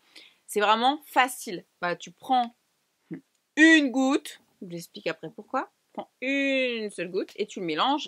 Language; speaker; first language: French; native; French